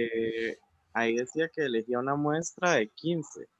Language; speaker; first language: Spanish; native; Spanish